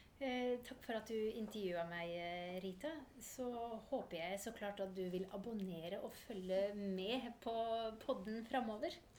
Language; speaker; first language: Norwegian; non-native, fluent; Dutch